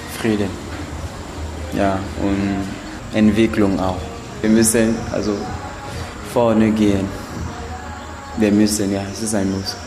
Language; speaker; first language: German; non-native, learner; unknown